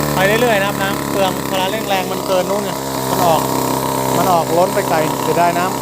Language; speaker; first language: Thai; native; Thai